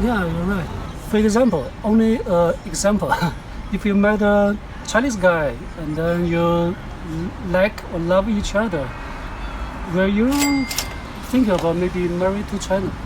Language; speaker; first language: English; non-native, learner; Chinese